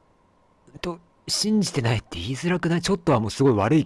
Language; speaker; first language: Japanese; native; Japanese